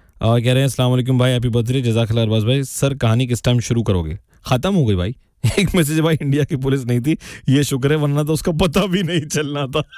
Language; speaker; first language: Hindi; native; Hindi